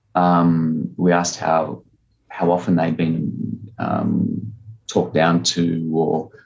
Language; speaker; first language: English; native; English